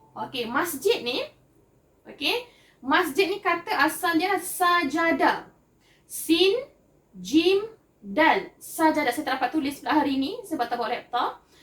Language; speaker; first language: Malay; native; Malay